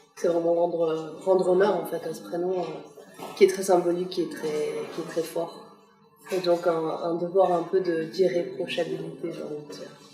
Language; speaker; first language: French; early bilingual, other home language; Arabic